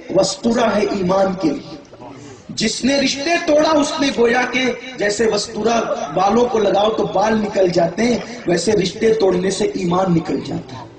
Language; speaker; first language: Urdu; native; Urdu